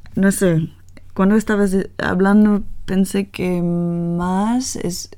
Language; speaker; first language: Spanish; non-native, learner; English